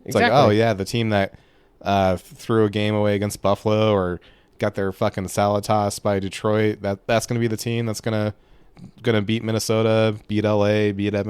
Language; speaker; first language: English; native; English